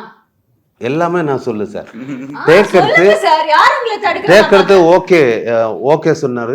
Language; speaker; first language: Tamil; non-native, learner; Malayalam